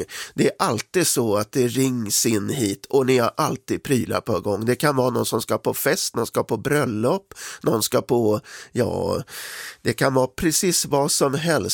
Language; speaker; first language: Swedish; native; Swedish